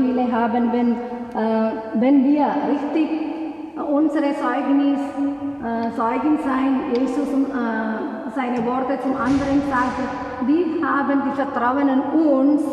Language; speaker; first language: German; non-native, learner; Malayalam